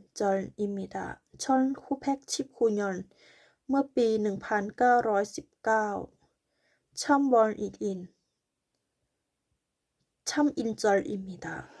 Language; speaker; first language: Korean; non-native, learner; Thai